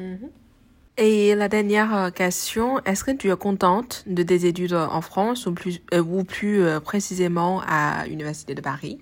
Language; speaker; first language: French; non-native, fluent; Chinese